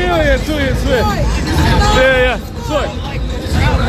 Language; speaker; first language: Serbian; early bilingual, heritage; Croatian